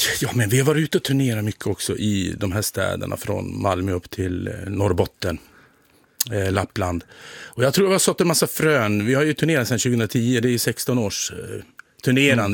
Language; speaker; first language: Swedish; native; Swedish